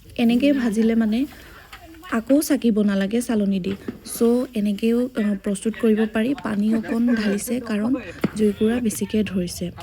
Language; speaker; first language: Assamese; non-native, local second language; Mising